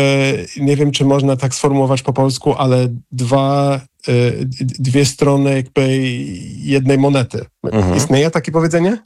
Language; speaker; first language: Polish; non-native, fluent; English